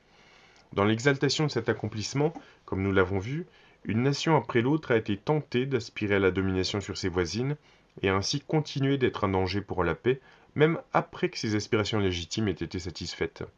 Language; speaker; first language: French; native; French